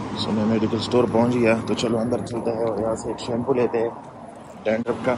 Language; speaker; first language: Urdu; non-native, fluent; Pashto